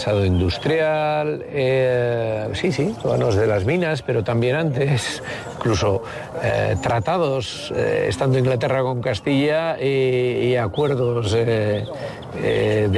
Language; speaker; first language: Spanish; native; Spanish